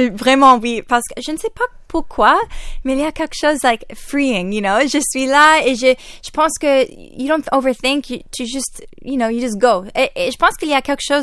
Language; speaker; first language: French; non-native, local second language; English